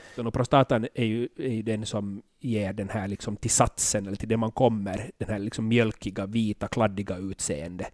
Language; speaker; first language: Swedish; native; Swedish